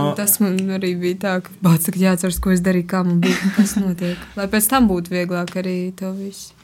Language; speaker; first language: Latvian; native; Latvian